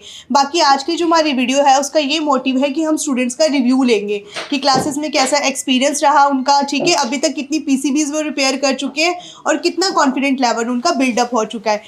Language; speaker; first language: Hindi; native; Hindi